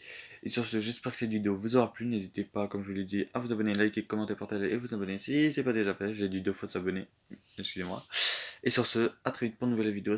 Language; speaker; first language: French; native; French